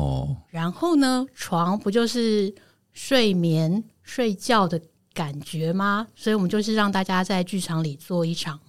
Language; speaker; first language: Chinese; native; Chinese